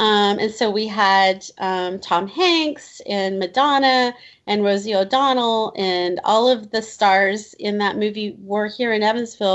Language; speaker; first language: English; native; English